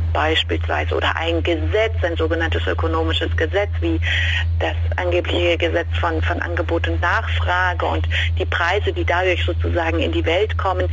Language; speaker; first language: German; native; German